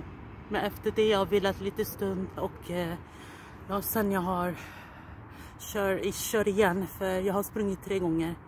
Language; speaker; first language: Swedish; non-native, learner; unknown